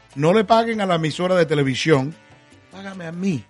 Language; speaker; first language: Spanish; early bilingual, heritage; Spanish